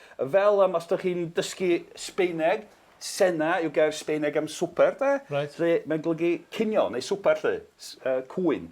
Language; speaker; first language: Welsh; non-native, fluent; English